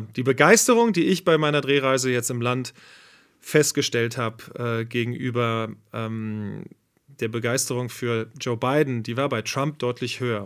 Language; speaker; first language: German; native; German